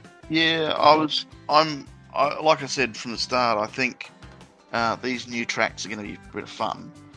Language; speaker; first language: English; early bilingual, other home language; Italian